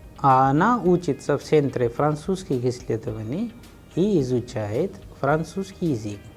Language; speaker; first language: Russian; non-native, fluent; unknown